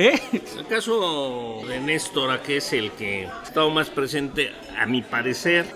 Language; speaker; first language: Spanish; native; Spanish